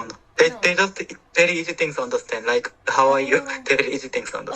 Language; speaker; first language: English; non-native, learner; Korean